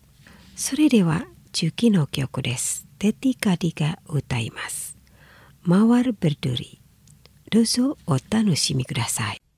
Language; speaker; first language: Japanese; non-native, fluent; Indonesian